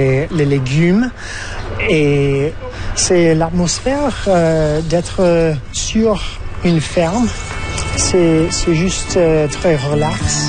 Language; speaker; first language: French; non-native, fluent; English